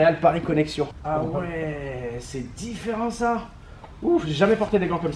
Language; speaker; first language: French; native; French